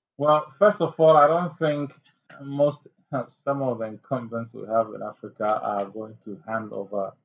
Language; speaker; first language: English; non-native, local second language; Ewe